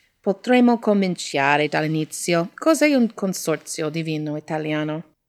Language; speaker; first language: Italian; native; Italian